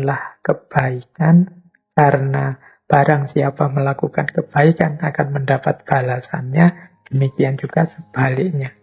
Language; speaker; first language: Indonesian; native; Indonesian